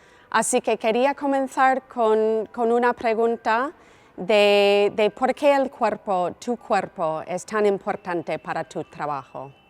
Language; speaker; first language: Spanish; non-native, fluent; English